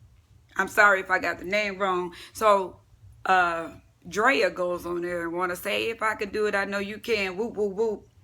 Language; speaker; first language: English; native; English